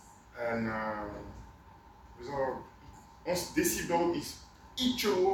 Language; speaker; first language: Dutch; non-native, local second language; Lingala